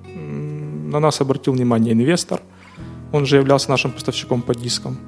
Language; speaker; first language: Russian; non-native, local second language; Ukrainian